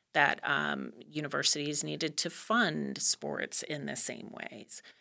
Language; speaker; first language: English; native; English